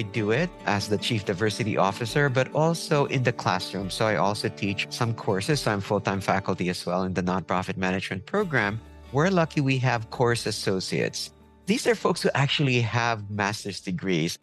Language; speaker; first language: English; non-native, local second language; Filipino